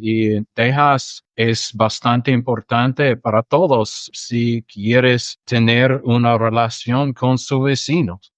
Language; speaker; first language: Spanish; non-native, fluent; English